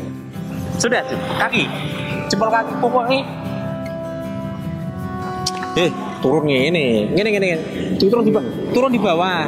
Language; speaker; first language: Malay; non-native, local second language; Javanese